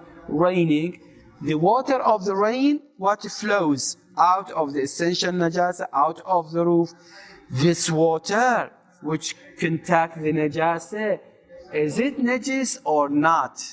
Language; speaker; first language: English; non-native, fluent; Arabic